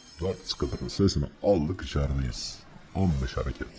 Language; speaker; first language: Turkish; native; Turkish